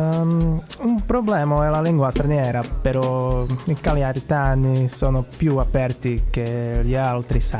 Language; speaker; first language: Italian; non-native, learner; Czech